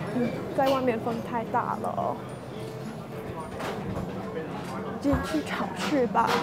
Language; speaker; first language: Chinese; non-native, fluent; English